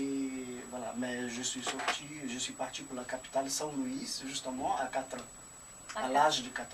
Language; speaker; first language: French; non-native, fluent; Portuguese